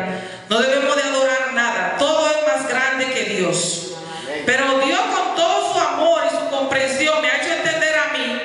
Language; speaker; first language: Spanish; native; Spanish